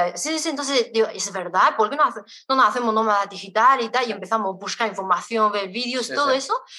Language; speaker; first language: Spanish; non-native, fluent; Chinese